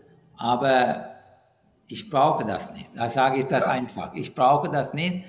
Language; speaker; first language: German; non-native, learner; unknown